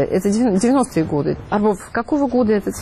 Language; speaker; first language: Russian; native; Russian